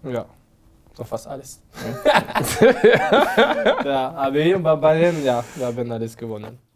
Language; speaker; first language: German; non-native, learner; French